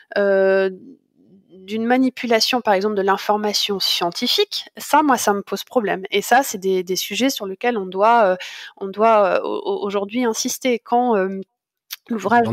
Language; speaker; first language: French; native; French